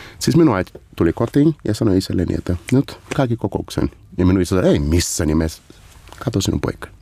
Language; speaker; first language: Finnish; non-native, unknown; Portuguese